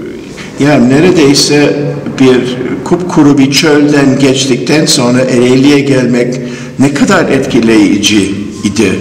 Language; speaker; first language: Turkish; non-native, fluent; English